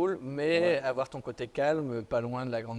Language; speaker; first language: French; native; French